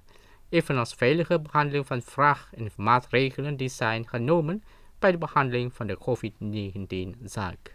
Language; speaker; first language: Dutch; non-native, fluent; Indonesian